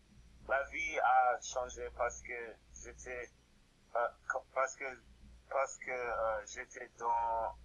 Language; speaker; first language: French; non-native, learner; English